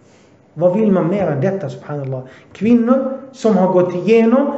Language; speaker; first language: Swedish; early bilingual, other home language; Arabic